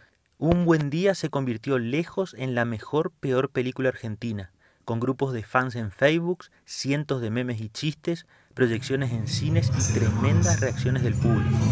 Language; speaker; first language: Spanish; native; Spanish